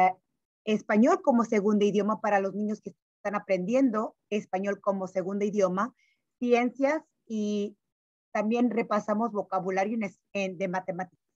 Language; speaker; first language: Spanish; early bilingual, heritage; Spanish